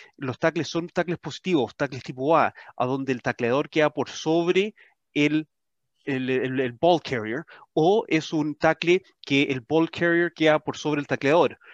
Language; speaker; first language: Spanish; early bilingual, heritage; Spanish